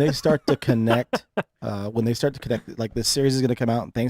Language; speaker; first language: English; native; English